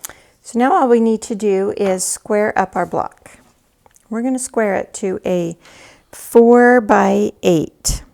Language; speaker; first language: English; native; English